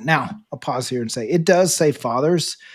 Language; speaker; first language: English; native; English